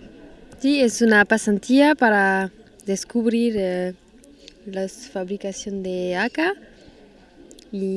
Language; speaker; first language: Spanish; non-native, learner; French